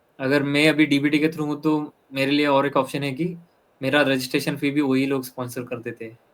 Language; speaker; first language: Hindi; non-native, local second language; Kannada